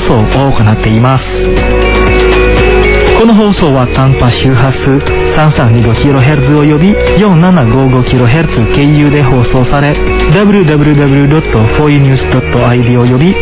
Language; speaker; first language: Japanese; non-native, fluent; Indonesian